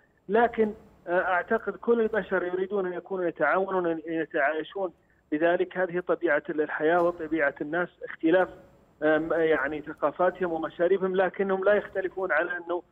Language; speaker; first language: Arabic; native; Arabic